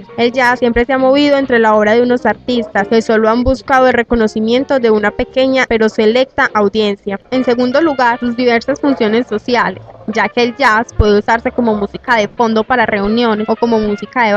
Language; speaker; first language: Spanish; native; Spanish